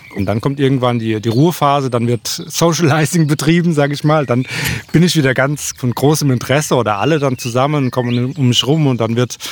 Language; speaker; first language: German; native; German